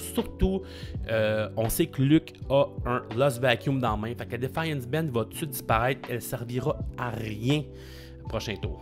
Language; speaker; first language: French; native; French